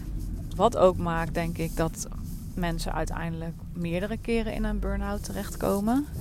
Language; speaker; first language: Dutch; native; Dutch